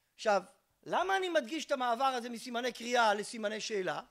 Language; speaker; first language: Hebrew; native; Hebrew